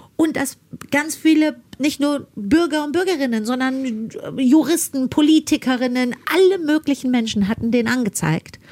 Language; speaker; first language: German; early bilingual, other home language; Persian